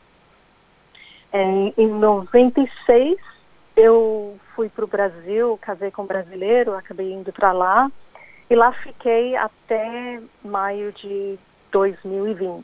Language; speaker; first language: Portuguese; non-native, fluent; English